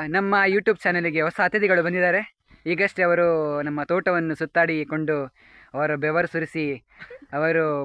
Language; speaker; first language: Kannada; non-native, local second language; Konkani